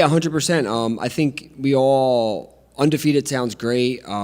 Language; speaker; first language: English; native; English